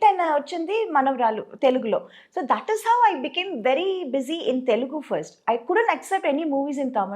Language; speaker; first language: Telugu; non-native, local second language; Tamil